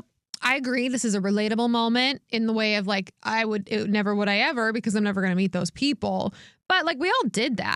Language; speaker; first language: English; native; English